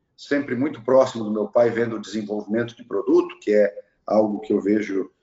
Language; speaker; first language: Portuguese; native; Portuguese